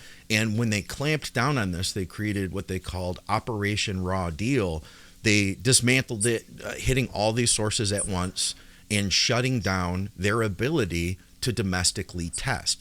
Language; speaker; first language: English; native; English